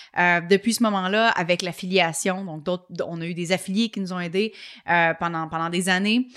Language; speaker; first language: French; native; French